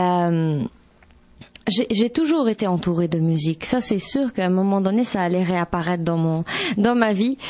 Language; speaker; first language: French; non-native, local second language; Arabic